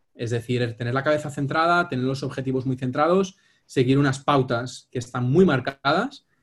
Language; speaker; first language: Spanish; non-native, local second language; Catalan